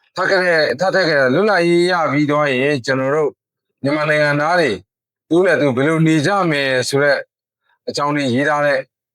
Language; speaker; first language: Burmese; non-native, local second language; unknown